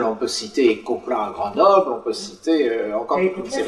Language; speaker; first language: French; native; French